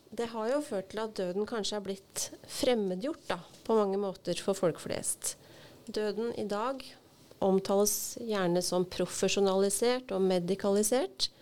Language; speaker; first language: Norwegian; native; Norwegian